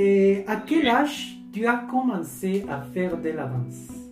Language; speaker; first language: French; non-native, learner; Spanish